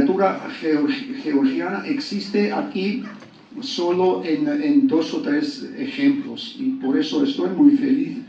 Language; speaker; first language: Spanish; non-native, learner; Georgian